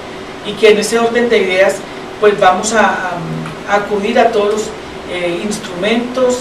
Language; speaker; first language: Spanish; native; Spanish